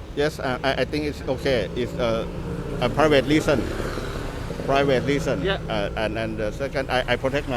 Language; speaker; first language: English; non-native, learner; Thai